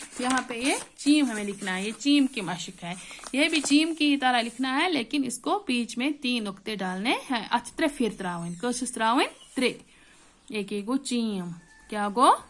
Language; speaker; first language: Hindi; non-native, local second language; Kashmiri